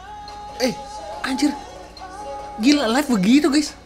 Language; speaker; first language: Indonesian; native; Indonesian